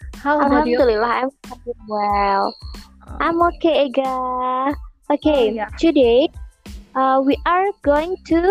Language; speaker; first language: English; non-native, learner; Indonesian